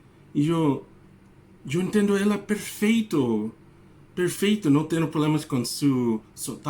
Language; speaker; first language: Portuguese; non-native, learner; English